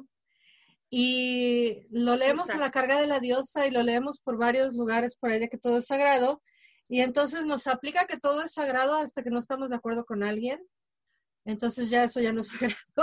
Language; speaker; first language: Spanish; native; Spanish